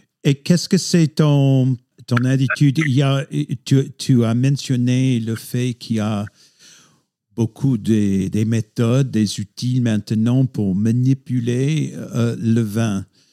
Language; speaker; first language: French; non-native, fluent; English